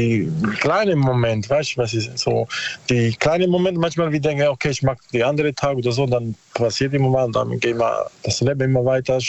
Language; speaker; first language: German; non-native, learner; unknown